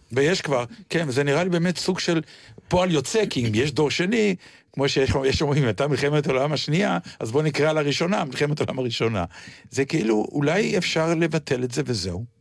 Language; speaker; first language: Hebrew; native; Hebrew